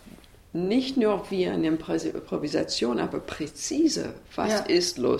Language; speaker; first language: German; non-native, learner; English